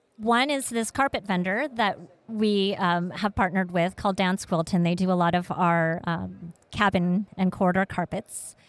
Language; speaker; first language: English; early bilingual, other home language; Vietnamese